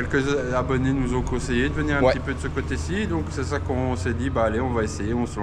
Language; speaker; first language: French; native; French